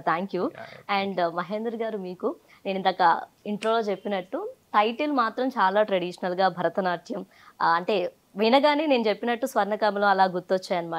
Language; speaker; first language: Telugu; native; Telugu